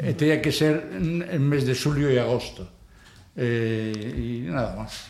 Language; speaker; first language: Galician; non-native, local second language; Spanish